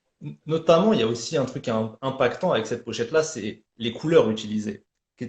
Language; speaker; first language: French; native; French